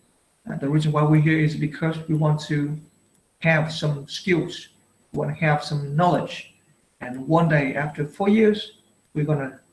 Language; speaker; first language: English; non-native, fluent; Vietnamese